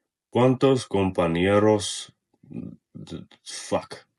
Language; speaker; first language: Spanish; non-native, learner; Russian